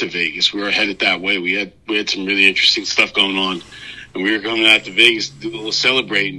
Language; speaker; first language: English; native; English